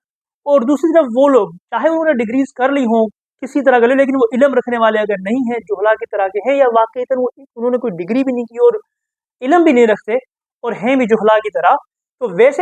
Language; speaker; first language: Urdu; native; Urdu